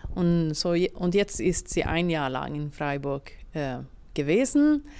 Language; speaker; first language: German; non-native, fluent; Swedish